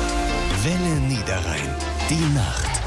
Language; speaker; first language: German; native; German